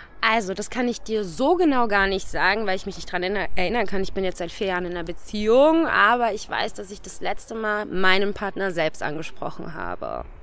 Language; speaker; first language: German; native; German